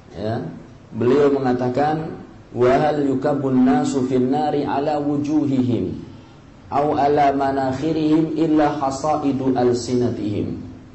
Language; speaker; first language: Indonesian; native; Indonesian